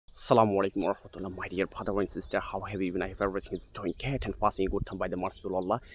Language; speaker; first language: English; non-native, local second language; Bangla